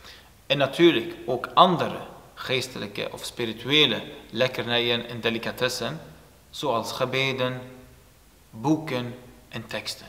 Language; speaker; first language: Dutch; non-native, fluent; Turoyo